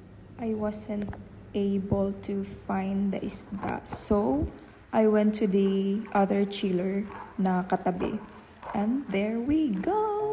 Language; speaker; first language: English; non-native, local second language; Filipino